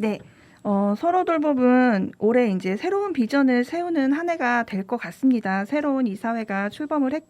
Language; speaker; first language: Korean; native; Korean